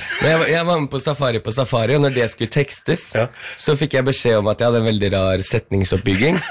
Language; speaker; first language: Norwegian; native; Norwegian